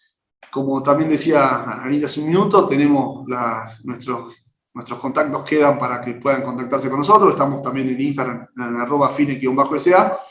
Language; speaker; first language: Spanish; native; Spanish